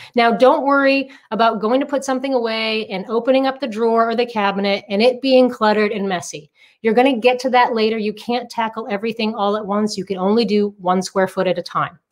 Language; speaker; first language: English; native; English